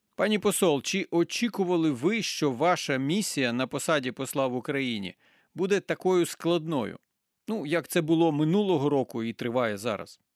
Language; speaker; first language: Ukrainian; native; Ukrainian